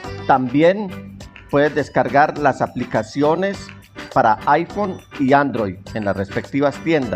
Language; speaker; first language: Spanish; native; Spanish